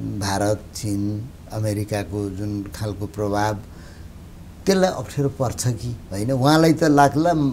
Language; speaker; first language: Nepali; native; Nepali